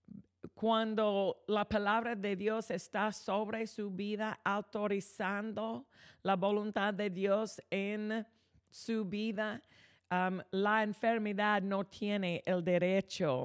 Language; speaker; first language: Spanish; non-native, fluent; English